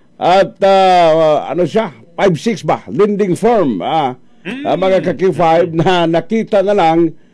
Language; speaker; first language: Filipino; non-native, local second language; Cebuano